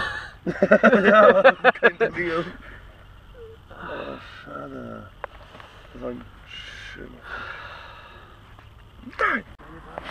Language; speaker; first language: German; non-native, learner; French